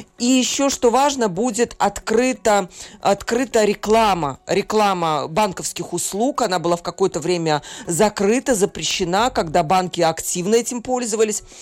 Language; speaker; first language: Russian; native; Russian